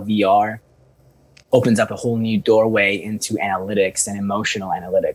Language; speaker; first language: English; native; English